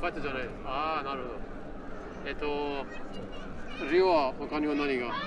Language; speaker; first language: Japanese; non-native, learner; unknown